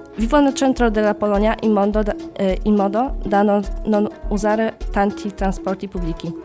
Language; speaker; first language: Italian; non-native, learner; Polish